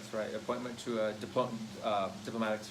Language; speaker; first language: English; native; English